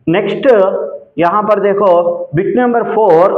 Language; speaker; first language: Hindi; non-native, local second language; Telugu